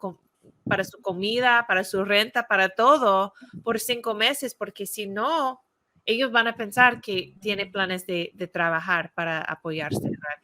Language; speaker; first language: Spanish; non-native, fluent; English